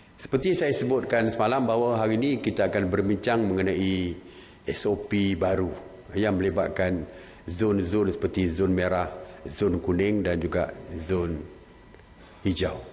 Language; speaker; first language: Malay; native; Malay